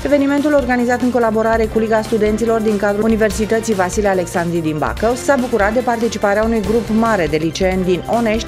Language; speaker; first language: Romanian; native; Romanian